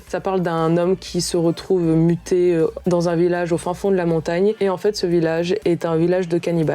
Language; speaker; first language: French; native; French